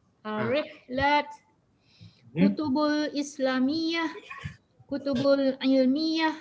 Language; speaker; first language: Arabic; non-native, learner; Malay